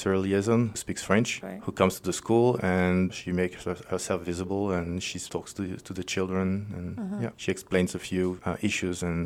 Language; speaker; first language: English; non-native, fluent; French